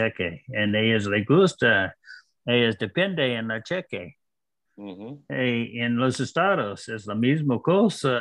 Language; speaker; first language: Spanish; non-native, learner; English